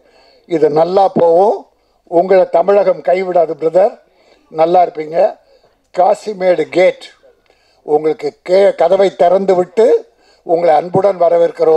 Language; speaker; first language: Tamil; native; Tamil